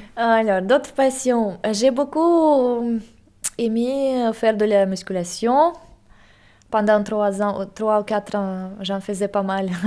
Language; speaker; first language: French; non-native, fluent; Russian